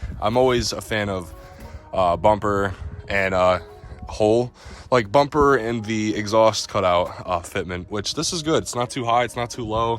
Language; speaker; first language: English; native; English